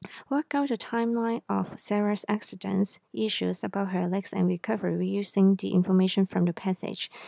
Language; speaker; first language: English; non-native, local second language; Cantonese